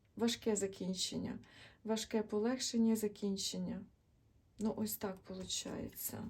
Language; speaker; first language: Ukrainian; non-native, local second language; Russian